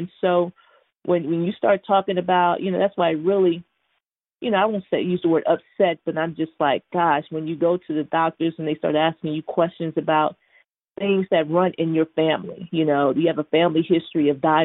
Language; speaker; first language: English; native; English